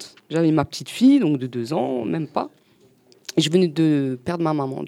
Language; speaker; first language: French; native; French